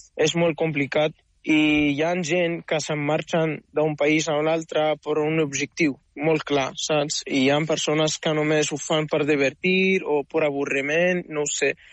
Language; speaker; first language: Catalan; non-native, fluent; Arabic